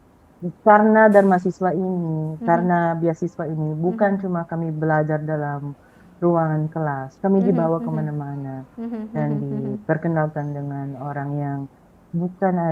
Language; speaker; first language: Indonesian; non-native, fluent; Filipino